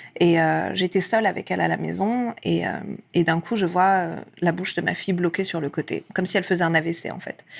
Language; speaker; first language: French; early bilingual, other home language; Persian